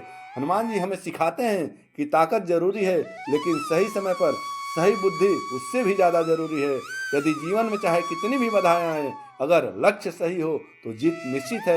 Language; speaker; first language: Hindi; native; Hindi